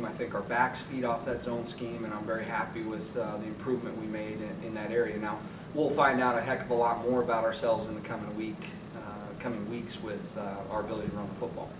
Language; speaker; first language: English; native; English